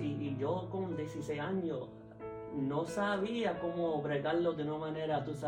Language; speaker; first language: Spanish; early bilingual, heritage; Spanish